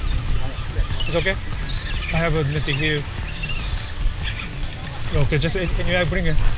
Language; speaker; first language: English; non-native, learner; Japanese